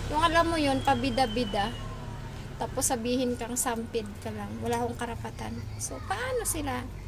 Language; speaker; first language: Filipino; non-native, local second language; Hiligaynon